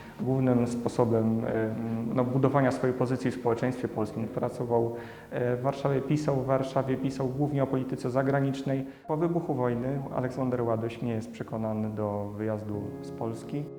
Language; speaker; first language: Polish; native; Polish